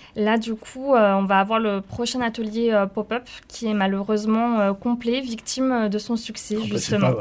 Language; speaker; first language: French; native; French